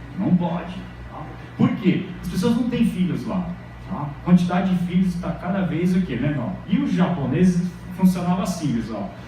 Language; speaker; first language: Portuguese; early bilingual, other home language; Japanese